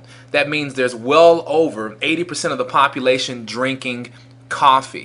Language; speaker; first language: English; native; English